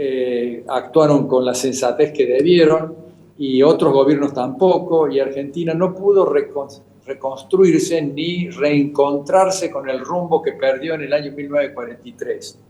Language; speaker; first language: Spanish; native; Spanish